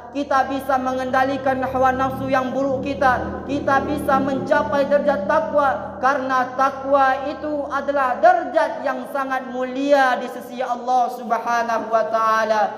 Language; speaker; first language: Malay; non-native, local second language; Minangkabau